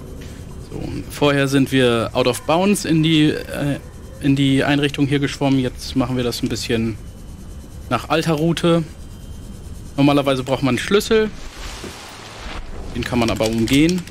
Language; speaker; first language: German; native; German